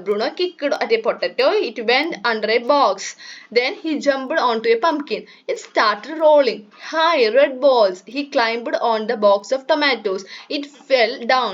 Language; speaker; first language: English; non-native, local second language; Malayalam